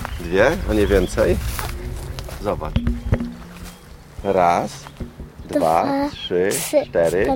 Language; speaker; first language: Polish; native; Polish